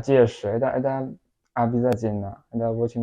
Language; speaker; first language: Russian; non-native, learner; Chinese